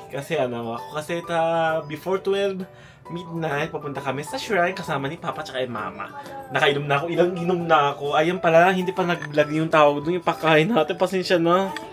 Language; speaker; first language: Filipino; early bilingual, heritage; Japanese